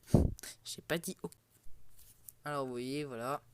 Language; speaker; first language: French; native; French